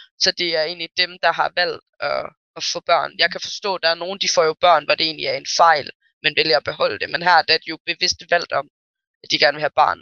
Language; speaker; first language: Danish; early bilingual, other home language; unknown